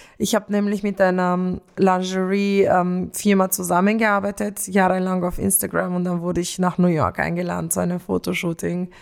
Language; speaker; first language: German; early bilingual, other home language; Romanian